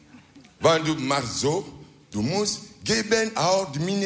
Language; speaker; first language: Dutch; non-native, learner; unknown